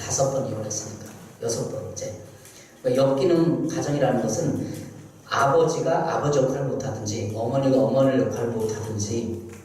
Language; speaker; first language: Korean; native; Korean